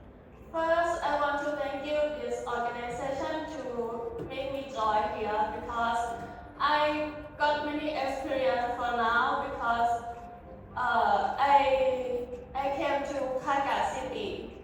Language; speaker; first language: English; non-native, learner; Thai